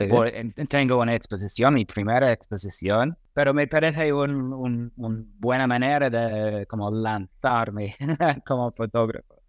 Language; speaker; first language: Spanish; non-native, fluent; English